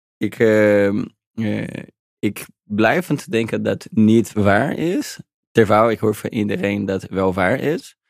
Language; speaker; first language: Dutch; non-native, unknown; Portuguese